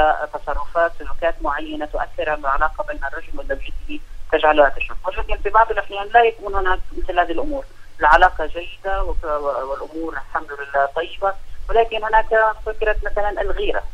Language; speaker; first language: Arabic; native; Arabic